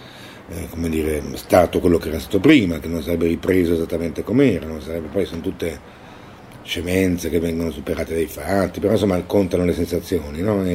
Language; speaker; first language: Italian; native; Italian